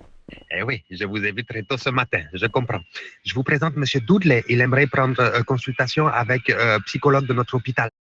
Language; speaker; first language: French; native; French